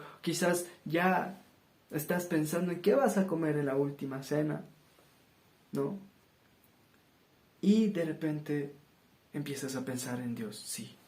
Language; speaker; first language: Spanish; native; Spanish